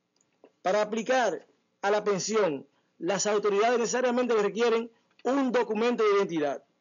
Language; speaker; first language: Spanish; native; Spanish